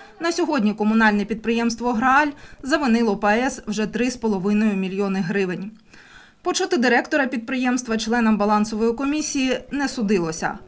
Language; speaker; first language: Ukrainian; native; Ukrainian